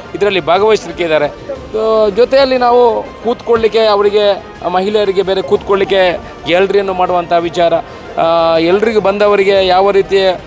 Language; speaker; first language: Kannada; non-native, local second language; Tulu